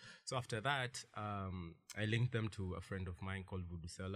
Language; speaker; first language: English; non-native, local second language; Swahili